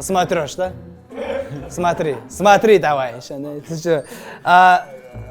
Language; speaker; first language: Russian; non-native, local second language; Kazakh